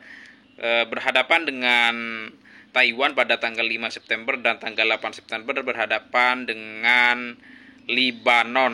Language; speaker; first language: Indonesian; native; Indonesian